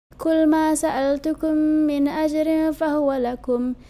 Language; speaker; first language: Arabic; non-native, learner; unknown